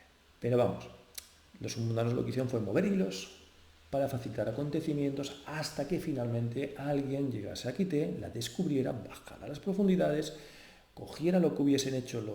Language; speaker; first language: Spanish; native; Spanish